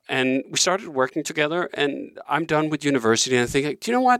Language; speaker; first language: English; non-native, fluent; Danish